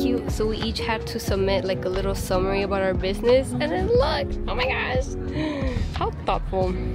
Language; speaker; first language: English; early bilingual, other home language; Spanish